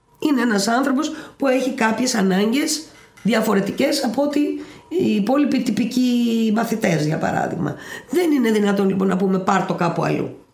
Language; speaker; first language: Greek; native; Greek